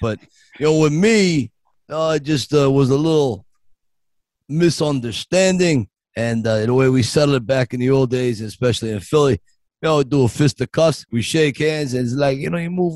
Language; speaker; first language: English; native; English